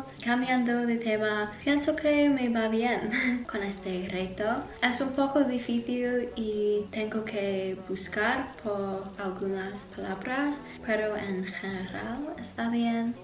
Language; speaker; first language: Spanish; non-native, learner; English